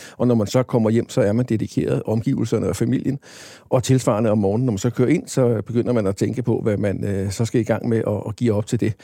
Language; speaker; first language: Danish; native; Danish